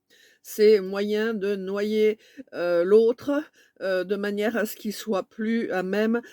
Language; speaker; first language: French; native; French